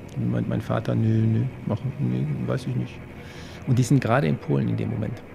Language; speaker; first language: German; early bilingual, other home language; Polish